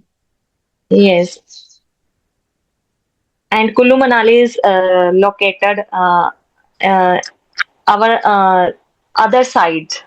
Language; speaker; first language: English; non-native, learner; Hindi